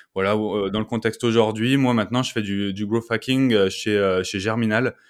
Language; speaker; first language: French; native; French